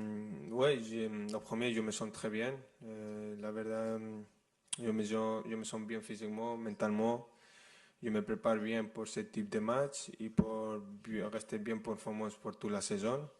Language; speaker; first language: French; non-native, fluent; Spanish